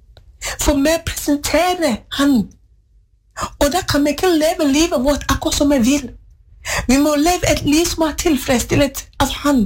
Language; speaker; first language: Norwegian; non-native, fluent; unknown